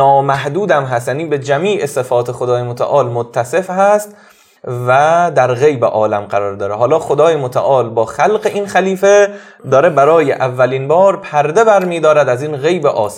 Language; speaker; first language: Persian; native; Persian